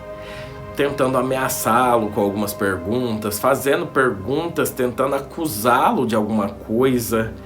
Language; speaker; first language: Portuguese; native; Portuguese